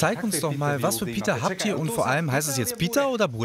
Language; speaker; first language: German; native; German